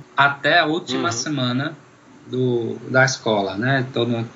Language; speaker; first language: Portuguese; non-native, fluent; Dutch